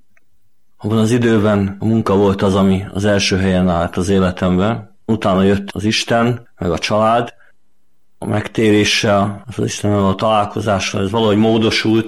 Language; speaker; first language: Hungarian; native; Hungarian